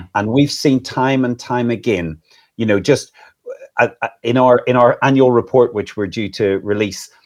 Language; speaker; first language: English; native; English